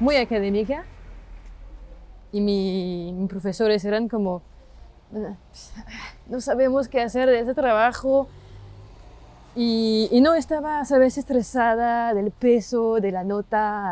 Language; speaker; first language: Spanish; non-native, fluent; French